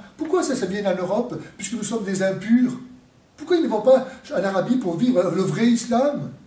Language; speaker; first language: French; native; French